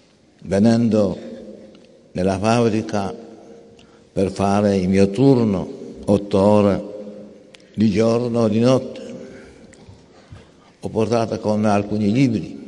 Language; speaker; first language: Italian; non-native, fluent; Polish